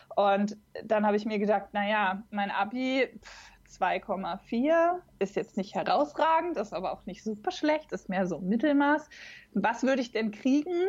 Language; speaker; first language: German; native; German